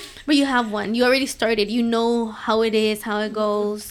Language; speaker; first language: English; early bilingual, other home language; Spanish